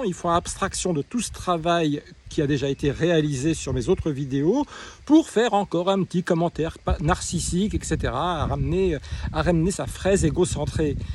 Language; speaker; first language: French; native; French